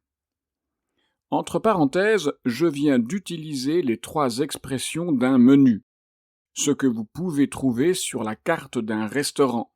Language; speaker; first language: French; native; French